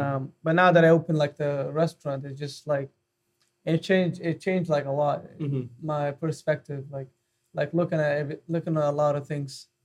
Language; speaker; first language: English; non-native, fluent; Arabic